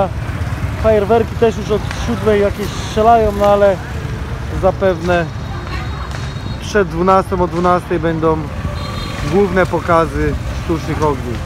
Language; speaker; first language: Polish; native; Polish